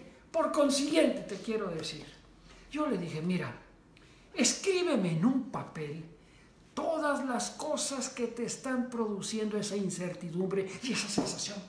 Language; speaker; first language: Spanish; native; Spanish